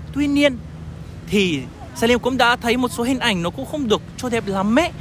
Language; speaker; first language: Vietnamese; non-native, fluent; Arabic